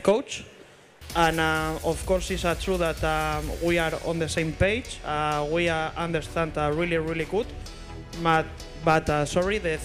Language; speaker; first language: English; non-native, fluent; Spanish